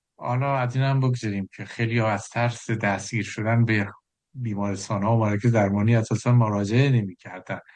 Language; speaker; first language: Persian; native; Persian